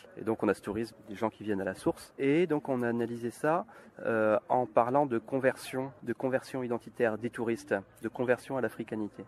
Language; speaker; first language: French; native; French